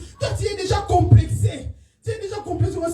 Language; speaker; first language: French; non-native, local second language; Lingala